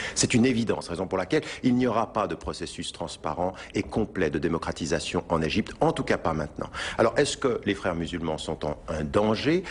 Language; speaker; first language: French; early bilingual, other home language; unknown